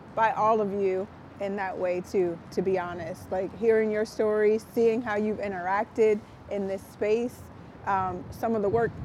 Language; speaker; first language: English; native; English